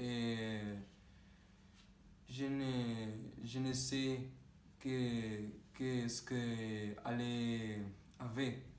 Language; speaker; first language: French; non-native, learner; Spanish